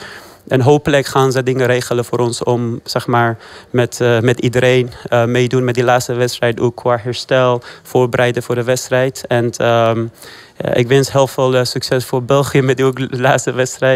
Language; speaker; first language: Dutch; non-native, fluent; Persian